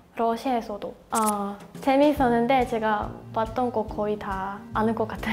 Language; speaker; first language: Korean; non-native, fluent; Russian